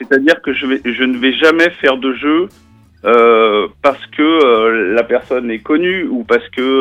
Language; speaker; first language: French; native; French